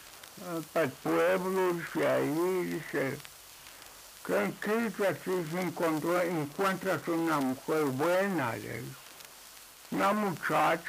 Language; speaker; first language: Spanish; non-native, local second language; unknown